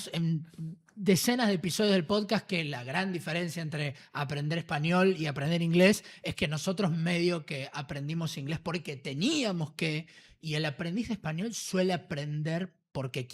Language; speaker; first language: Spanish; native; Spanish